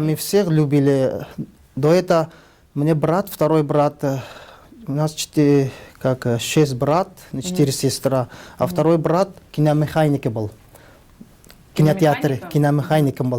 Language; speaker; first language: Russian; non-native, learner; Tajik